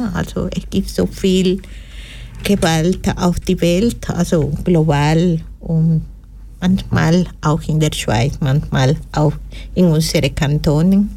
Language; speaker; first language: German; non-native, fluent; Spanish